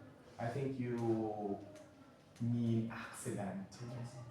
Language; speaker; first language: English; non-native, fluent; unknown